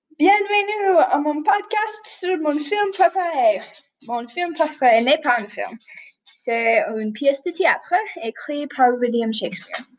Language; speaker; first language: French; non-native, learner; English